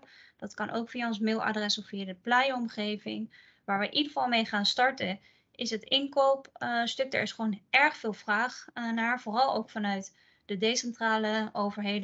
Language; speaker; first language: Dutch; native; Dutch